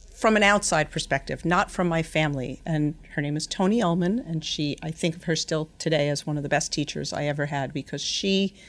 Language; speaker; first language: English; native; English